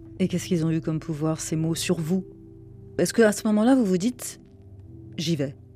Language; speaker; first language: French; native; French